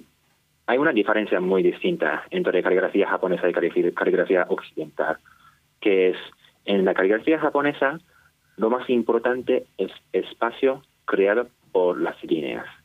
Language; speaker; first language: Spanish; non-native, fluent; Japanese